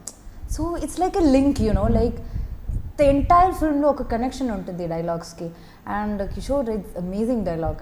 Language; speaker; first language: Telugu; non-native, fluent; Malayalam